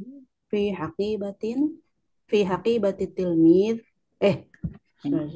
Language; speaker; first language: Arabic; non-native, learner; Indonesian